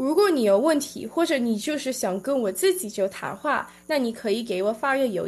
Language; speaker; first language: Chinese; early bilingual, heritage; Chinese